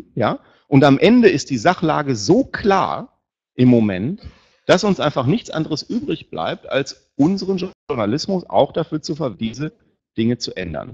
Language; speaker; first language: German; native; German